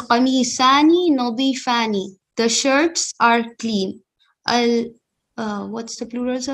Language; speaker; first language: English; non-native, learner; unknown